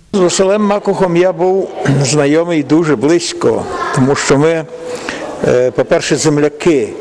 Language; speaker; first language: Ukrainian; native; Ukrainian